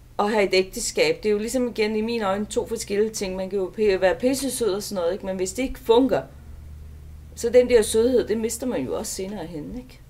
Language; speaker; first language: Danish; early bilingual, other home language; Turkish